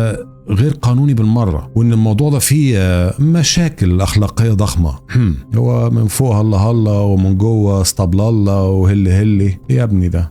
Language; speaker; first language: Arabic; native; Arabic